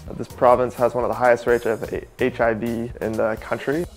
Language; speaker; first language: English; native; English